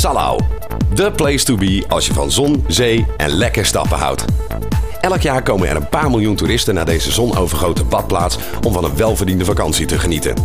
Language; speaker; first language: Dutch; native; Dutch